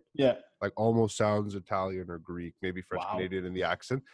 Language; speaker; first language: English; native; English